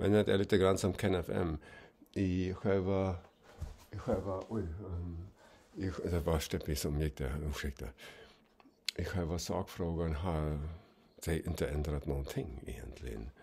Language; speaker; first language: Swedish; non-native, fluent; German